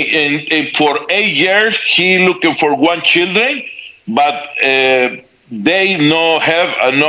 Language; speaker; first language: English; non-native, learner; Spanish